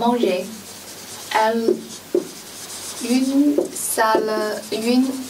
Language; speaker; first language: French; non-native, learner; Chinese